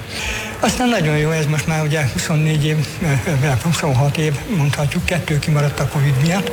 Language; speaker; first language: Hungarian; native; Hungarian